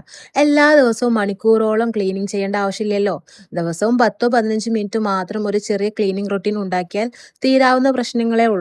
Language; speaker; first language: Malayalam; native; Malayalam